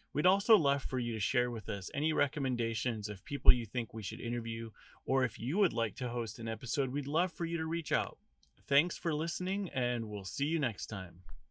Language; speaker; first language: English; native; English